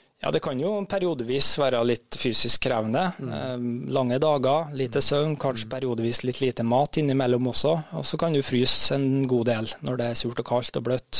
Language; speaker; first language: Norwegian; native; Norwegian